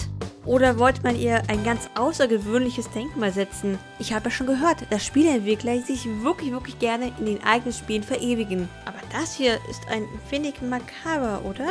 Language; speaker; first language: German; native; German